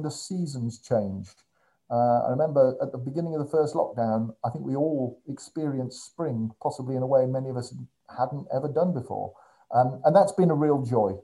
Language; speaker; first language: English; native; English